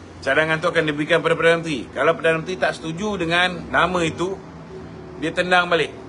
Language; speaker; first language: Malay; native; Malay